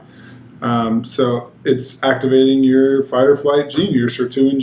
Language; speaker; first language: English; native; English